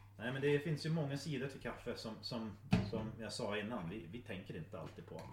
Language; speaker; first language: Swedish; non-native, fluent; English